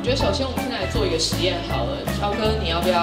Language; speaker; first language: Chinese; native; Chinese